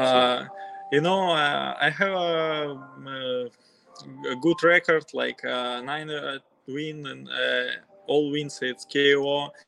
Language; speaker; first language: English; non-native, learner; Russian